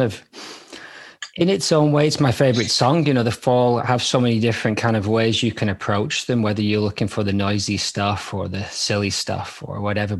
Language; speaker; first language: English; native; English